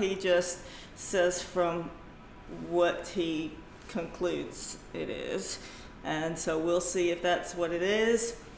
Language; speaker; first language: English; native; English